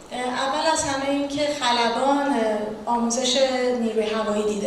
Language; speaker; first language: Persian; native; Persian